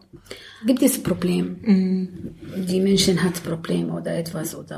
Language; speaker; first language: German; non-native, learner; Arabic